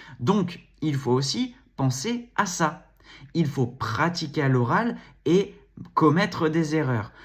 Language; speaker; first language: French; native; French